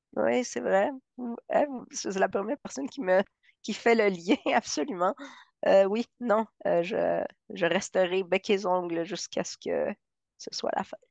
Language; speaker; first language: French; early bilingual, other home language; Spanish